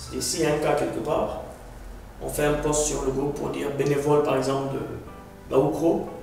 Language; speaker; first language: French; non-native, local second language; Arabic